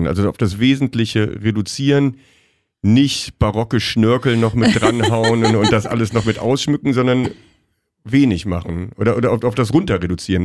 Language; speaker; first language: German; native; German